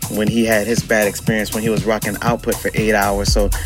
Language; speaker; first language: English; native; English